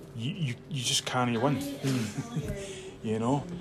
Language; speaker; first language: English; native; English